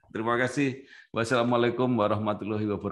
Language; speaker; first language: Indonesian; native; Indonesian